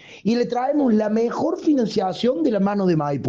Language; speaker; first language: Spanish; native; Spanish